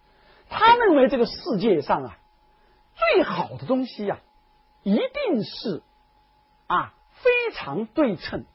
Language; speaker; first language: Chinese; native; Chinese